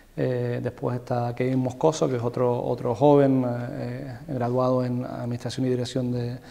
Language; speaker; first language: Spanish; native; Spanish